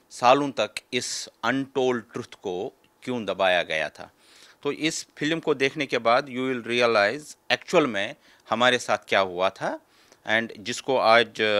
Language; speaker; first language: Hindi; non-native, local second language; Kashmiri